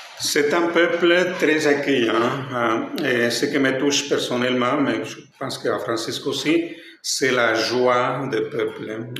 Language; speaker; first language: French; non-native, fluent; Spanish